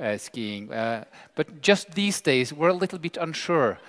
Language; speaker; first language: English; non-native, fluent; Norwegian